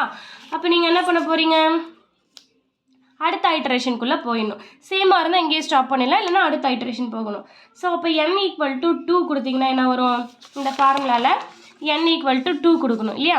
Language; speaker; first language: Tamil; native; Tamil